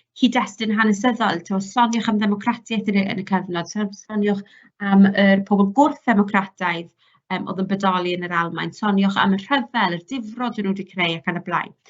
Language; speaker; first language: Welsh; native; Welsh